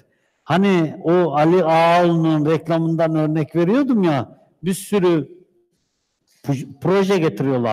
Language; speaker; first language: Turkish; native; Turkish